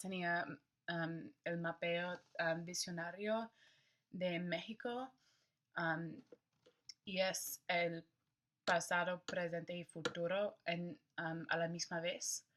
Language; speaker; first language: Spanish; non-native, learner; English